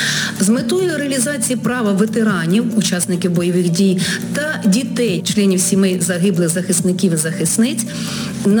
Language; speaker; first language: Ukrainian; native; Ukrainian